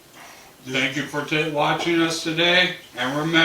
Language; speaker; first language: English; native; English